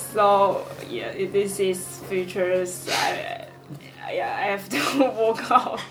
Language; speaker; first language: English; non-native, learner; Chinese